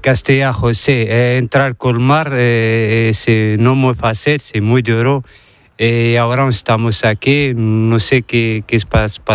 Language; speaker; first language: Spanish; non-native, learner; Arabic